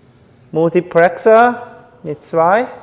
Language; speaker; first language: German; non-native, learner; Chinese